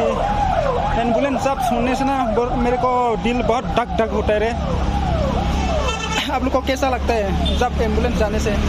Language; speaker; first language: Hindi; non-native, local second language; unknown